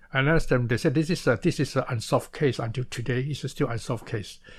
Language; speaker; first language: English; non-native, local second language; Cantonese